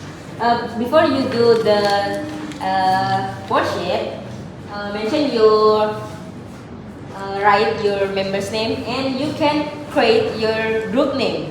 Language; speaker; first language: English; non-native, learner; Indonesian